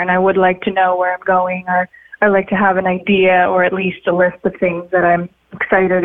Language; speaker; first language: English; early bilingual, other home language; Russian